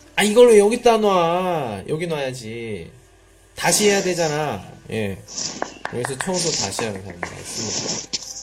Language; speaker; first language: Korean; native; Korean